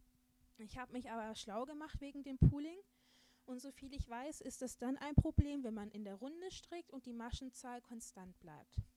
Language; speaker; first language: German; native; German